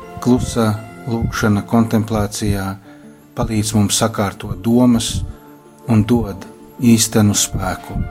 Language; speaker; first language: Latvian; native; Latvian